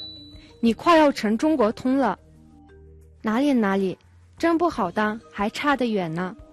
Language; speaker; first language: Chinese; non-native, fluent; Mongolian